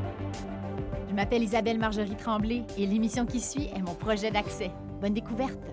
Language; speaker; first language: French; native; French